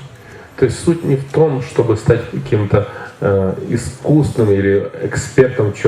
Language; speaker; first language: Russian; native; Russian